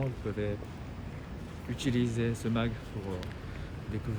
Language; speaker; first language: French; non-native, learner; Japanese